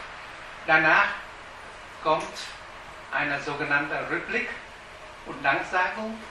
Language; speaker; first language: German; non-native, fluent; Vietnamese